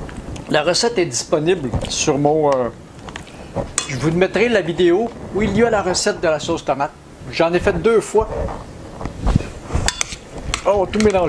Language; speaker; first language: French; native; French